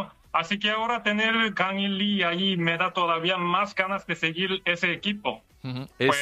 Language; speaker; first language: Spanish; non-native, fluent; Korean